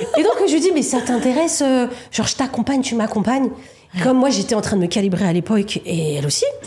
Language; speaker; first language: French; native; French